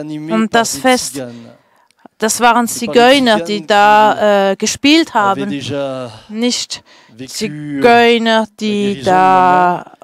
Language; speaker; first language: German; non-native, fluent; French